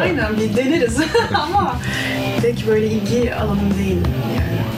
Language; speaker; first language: Turkish; early bilingual, heritage; Turkish